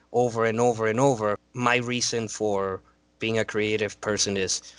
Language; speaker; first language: English; non-native, fluent; Spanish